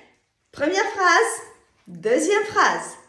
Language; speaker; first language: French; non-native, fluent; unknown